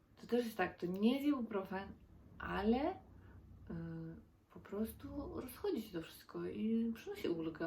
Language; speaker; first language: Polish; native; Polish